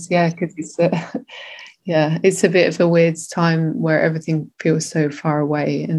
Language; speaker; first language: English; native; English